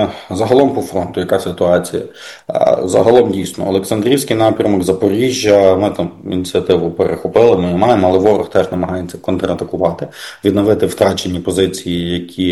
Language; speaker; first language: Ukrainian; native; Ukrainian